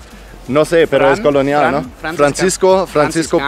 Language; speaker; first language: Spanish; non-native, learner; German